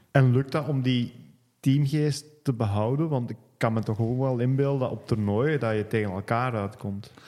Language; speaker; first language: Dutch; native; Dutch